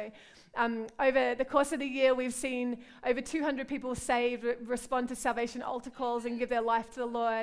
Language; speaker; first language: English; native; English